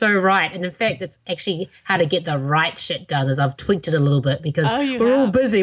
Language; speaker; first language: English; native; English